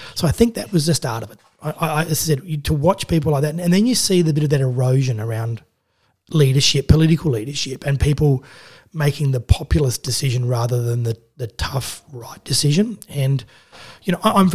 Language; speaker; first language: English; native; English